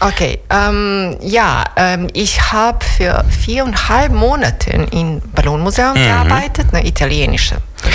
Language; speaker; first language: German; non-native, fluent; Serbian